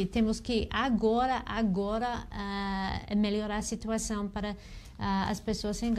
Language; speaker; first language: Portuguese; non-native, learner; English